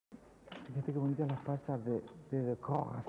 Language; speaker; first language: Spanish; native; Spanish